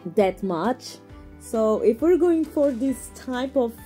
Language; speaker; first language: English; non-native, fluent; Portuguese